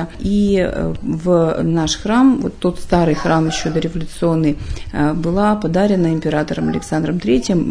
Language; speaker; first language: Russian; native; Russian